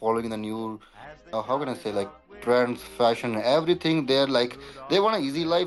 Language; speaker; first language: English; non-native, local second language; Punjabi